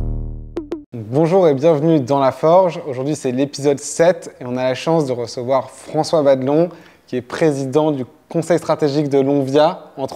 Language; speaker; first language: French; native; French